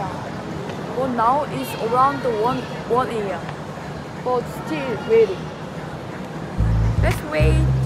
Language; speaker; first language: English; non-native, learner; Korean